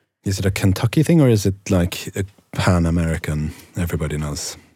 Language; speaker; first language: English; non-native, fluent; Swedish